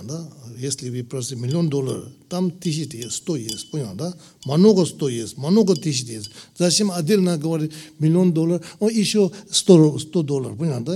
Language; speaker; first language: Russian; non-native, learner; Tibetan